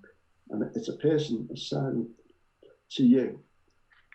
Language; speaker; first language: English; native; English